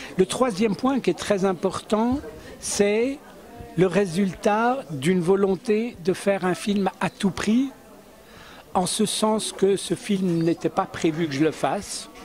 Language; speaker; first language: French; early bilingual, other home language; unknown